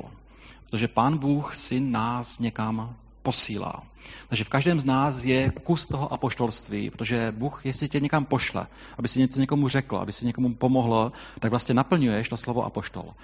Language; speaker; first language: Czech; native; Czech